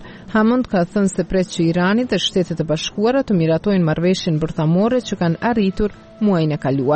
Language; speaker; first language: Albanian; native; Albanian